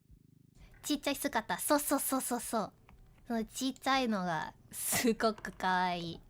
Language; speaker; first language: Japanese; non-native, learner; English